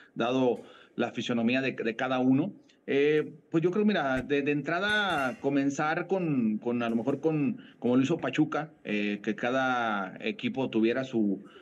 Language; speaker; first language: Spanish; native; Spanish